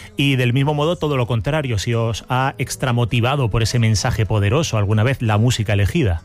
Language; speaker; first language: Spanish; native; Spanish